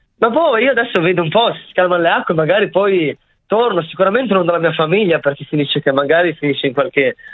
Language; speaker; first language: Italian; early bilingual, other home language; Arabic